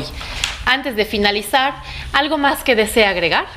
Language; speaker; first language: Spanish; native; Spanish